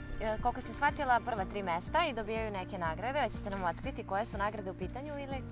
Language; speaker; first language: Serbian; native; Serbian